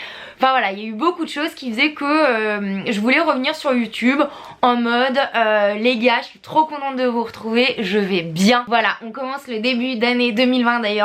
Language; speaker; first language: French; native; French